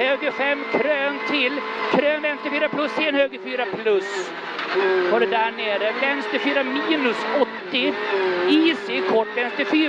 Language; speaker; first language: Swedish; native; Swedish